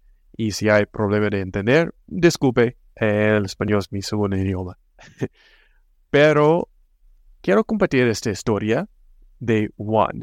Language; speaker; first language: Spanish; non-native, fluent; English